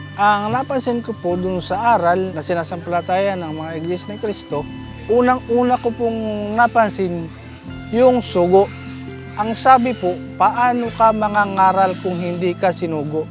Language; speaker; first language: Filipino; native; Filipino